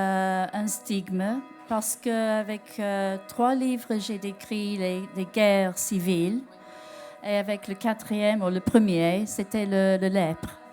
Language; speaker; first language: French; non-native, learner; English